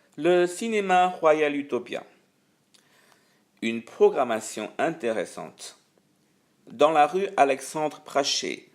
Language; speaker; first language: French; non-native, fluent; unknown